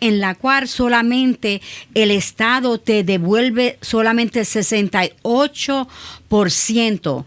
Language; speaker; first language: Spanish; early bilingual, other home language; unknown